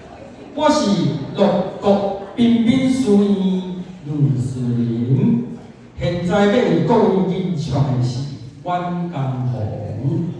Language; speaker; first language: Chinese; native; Chinese